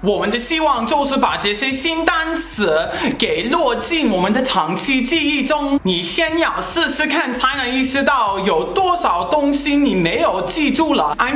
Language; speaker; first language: Chinese; non-native, fluent; English